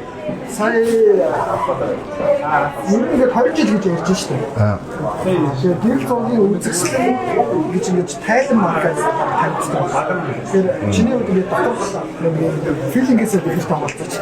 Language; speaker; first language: Mongolian; native; Mongolian